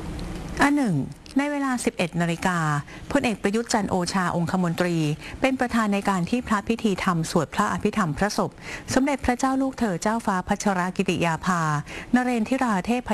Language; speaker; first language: Thai; native; Thai